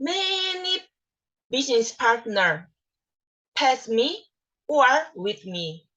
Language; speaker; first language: English; non-native, learner; Korean